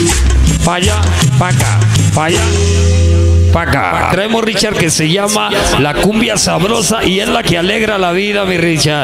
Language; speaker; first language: Spanish; native; Spanish